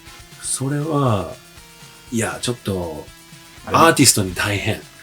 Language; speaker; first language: Japanese; early bilingual, heritage; English